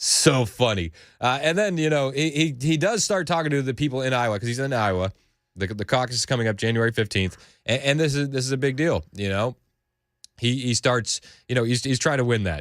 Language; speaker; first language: English; native; English